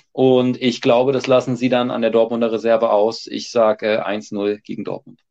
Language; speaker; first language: German; native; German